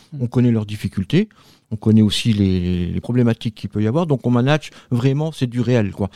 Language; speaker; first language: French; native; French